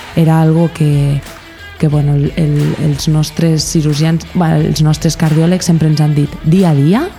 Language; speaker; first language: Catalan; native; Catalan